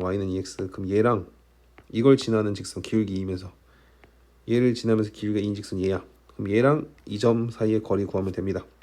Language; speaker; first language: Korean; native; Korean